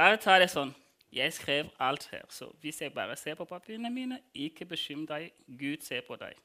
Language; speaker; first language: Norwegian; non-native, fluent; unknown